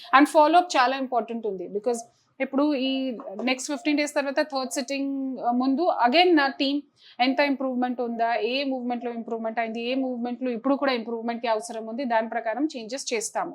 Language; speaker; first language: Telugu; non-native, fluent; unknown